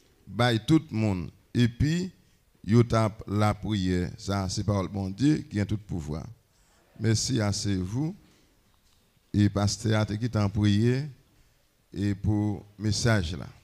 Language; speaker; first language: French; non-native, learner; Haitian Creole